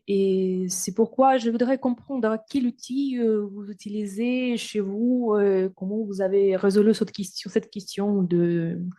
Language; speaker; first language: French; non-native, fluent; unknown